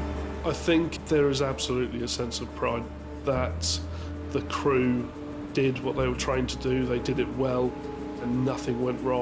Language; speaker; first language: English; native; English